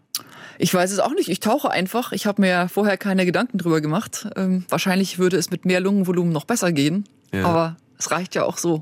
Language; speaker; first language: German; native; German